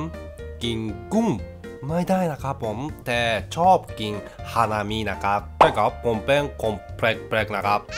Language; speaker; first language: Thai; non-native, learner; Japanese